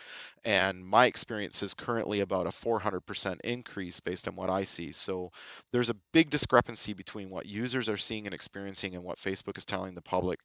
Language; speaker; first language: English; native; English